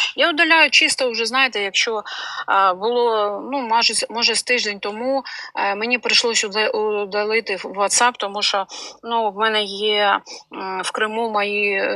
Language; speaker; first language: Ukrainian; non-native, local second language; Russian